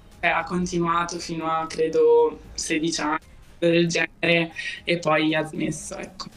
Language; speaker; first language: Italian; early bilingual, other home language; German